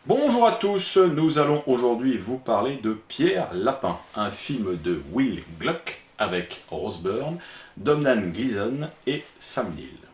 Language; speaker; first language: French; native; French